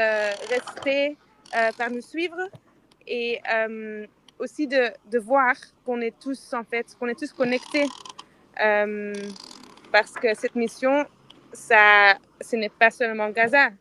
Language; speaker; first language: French; non-native, fluent; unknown